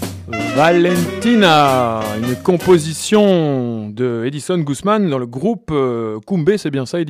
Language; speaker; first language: French; native; French